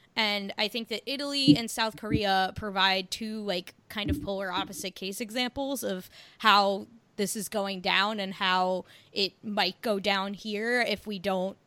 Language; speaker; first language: English; native; English